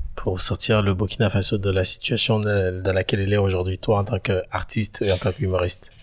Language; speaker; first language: French; native; French